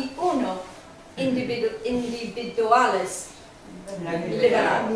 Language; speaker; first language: Spanish; non-native, learner; English